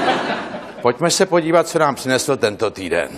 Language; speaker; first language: Czech; native; Czech